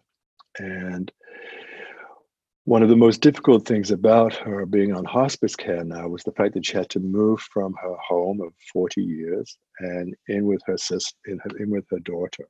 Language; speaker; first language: English; native; English